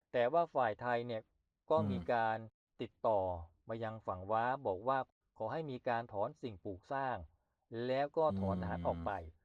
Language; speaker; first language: Thai; native; Thai